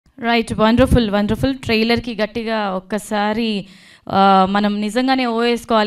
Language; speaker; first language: Telugu; native; Telugu